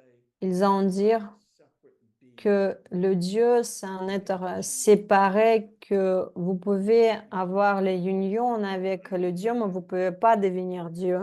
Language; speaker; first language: French; non-native, fluent; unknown